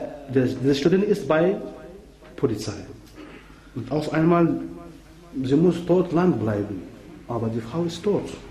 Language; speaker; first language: German; non-native, fluent; Arabic